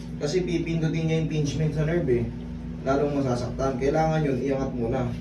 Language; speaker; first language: Filipino; native; Filipino